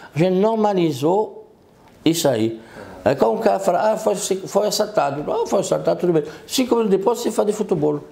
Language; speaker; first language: Portuguese; non-native, fluent; French